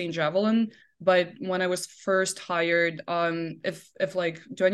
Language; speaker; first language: English; non-native, fluent; Russian